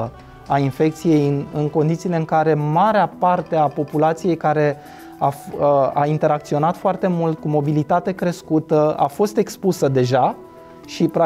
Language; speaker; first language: Romanian; native; Romanian